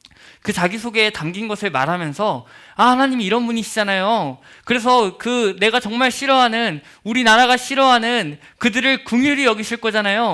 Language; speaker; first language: Korean; native; Korean